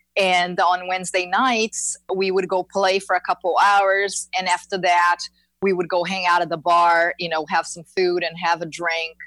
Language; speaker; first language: English; non-native, fluent; Portuguese